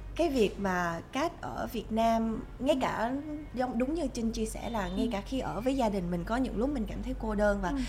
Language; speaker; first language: Vietnamese; early bilingual, heritage; Vietnamese